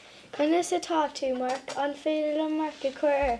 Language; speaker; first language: Irish; non-native, local second language; English